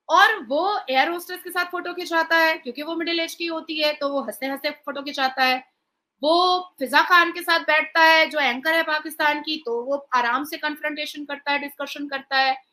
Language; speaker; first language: Hindi; native; Hindi